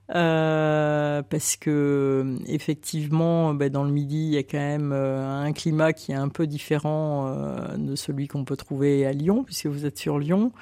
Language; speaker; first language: French; native; French